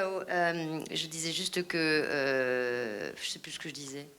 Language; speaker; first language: French; native; French